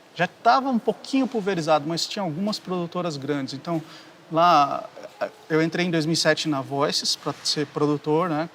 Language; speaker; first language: Portuguese; native; Portuguese